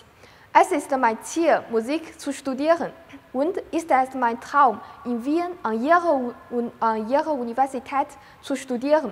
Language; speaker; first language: German; non-native, learner; Chinese